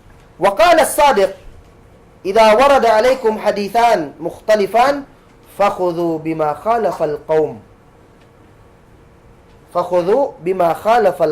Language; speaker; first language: Arabic; non-native, fluent; Cebuano